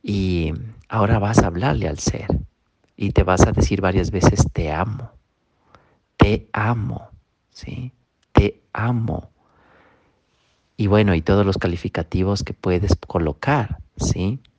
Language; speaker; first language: Spanish; native; Spanish